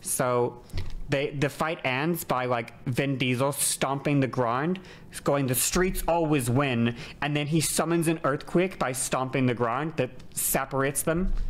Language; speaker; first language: English; native; English